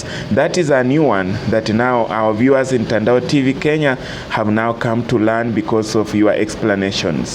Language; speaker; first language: English; non-native, local second language; Swahili